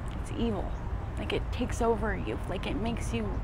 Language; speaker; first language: English; native; English